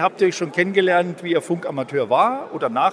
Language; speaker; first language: German; native; German